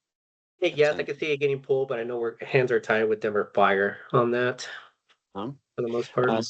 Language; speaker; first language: English; native; English